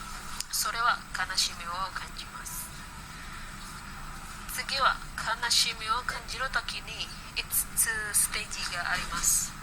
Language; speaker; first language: Japanese; non-native, learner; Indonesian